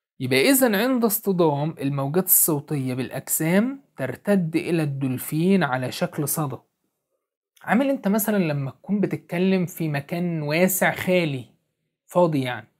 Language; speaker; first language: Arabic; native; Arabic